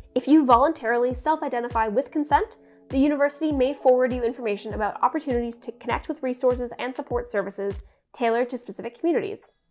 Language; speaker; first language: English; native; English